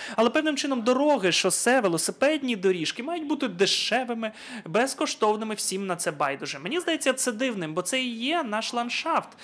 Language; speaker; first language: Ukrainian; non-native, fluent; Dutch